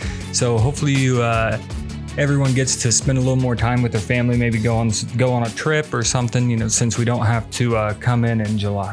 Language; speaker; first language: English; native; English